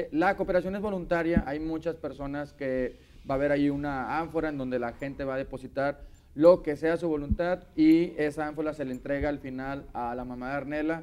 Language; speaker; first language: Spanish; native; Spanish